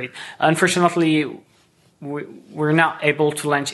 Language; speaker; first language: English; non-native, fluent; Arabic